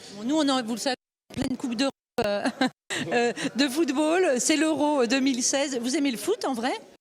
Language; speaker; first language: French; native; French